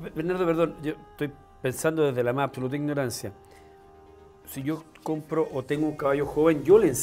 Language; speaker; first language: Spanish; native; Spanish